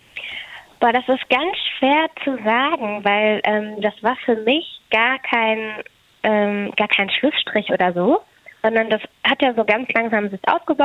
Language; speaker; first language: German; native; German